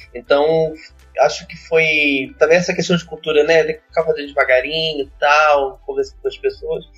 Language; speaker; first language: Portuguese; native; Portuguese